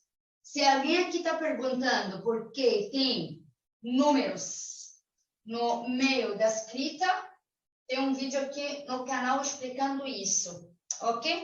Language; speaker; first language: Portuguese; non-native, fluent; Arabic